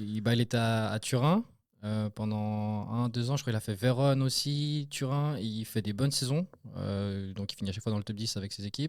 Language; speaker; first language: French; native; French